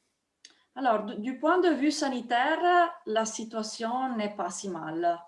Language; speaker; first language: French; non-native, fluent; Italian